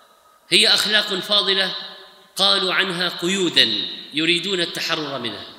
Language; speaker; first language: Arabic; native; Arabic